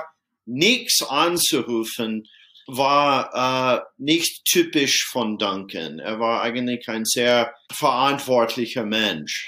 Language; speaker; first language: German; non-native, fluent; English